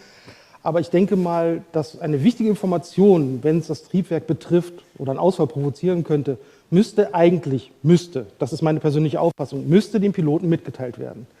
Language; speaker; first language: German; native; German